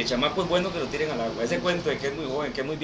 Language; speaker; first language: Spanish; native; Spanish